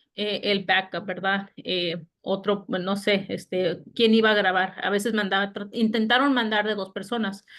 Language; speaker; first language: Spanish; native; Spanish